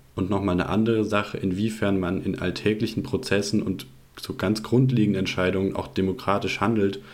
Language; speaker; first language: German; native; German